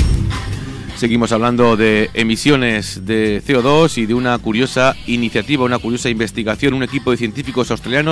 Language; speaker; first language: Spanish; native; Spanish